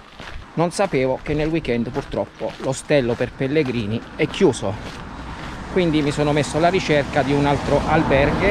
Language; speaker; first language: Italian; native; Italian